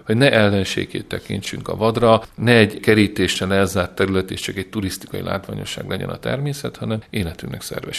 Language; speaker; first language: Hungarian; native; Hungarian